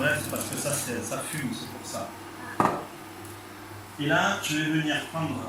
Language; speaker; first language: French; native; French